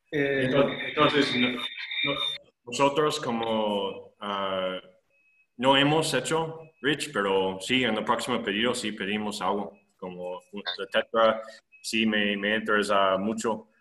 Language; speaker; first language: Spanish; non-native, fluent; English